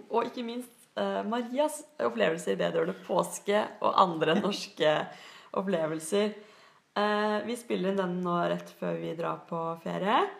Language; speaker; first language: Norwegian; native; Norwegian